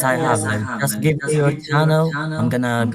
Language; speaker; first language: English; non-native, learner; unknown